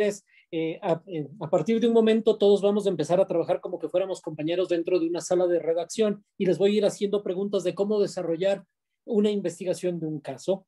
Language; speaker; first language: Spanish; native; Spanish